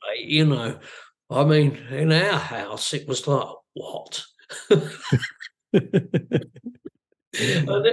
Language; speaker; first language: English; native; English